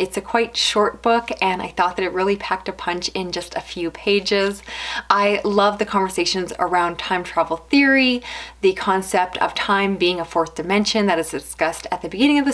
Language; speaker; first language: English; native; English